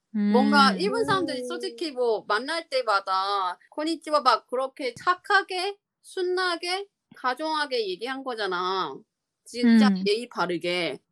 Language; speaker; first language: Korean; non-native, learner; Chinese